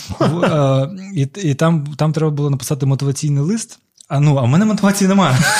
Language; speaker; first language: Ukrainian; non-native, local second language; Russian